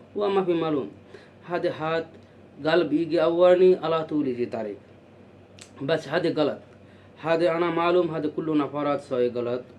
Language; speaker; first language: Arabic; non-native, learner; Bangla